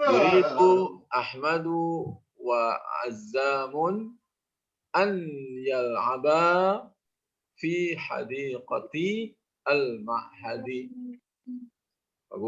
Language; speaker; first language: Arabic; non-native, fluent; Indonesian